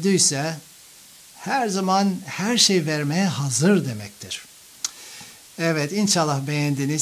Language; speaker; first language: Turkish; non-native, fluent; English